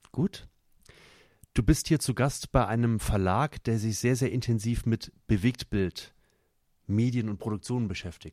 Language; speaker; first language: German; native; German